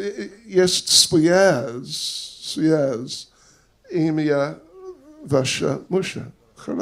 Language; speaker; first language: Russian; non-native, learner; English